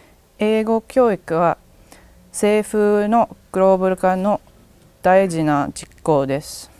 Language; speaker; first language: Japanese; non-native, learner; English